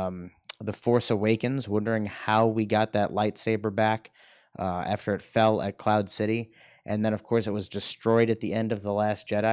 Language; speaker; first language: English; native; English